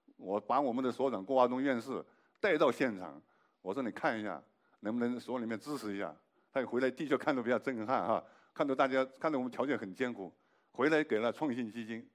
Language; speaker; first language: Chinese; native; Chinese